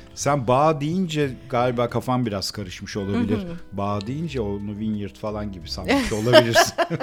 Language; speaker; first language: Turkish; native; Turkish